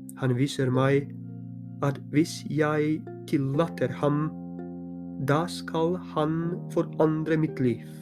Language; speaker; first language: Norwegian; non-native, fluent; Polish